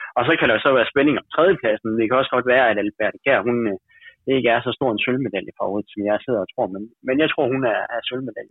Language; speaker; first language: Danish; native; Danish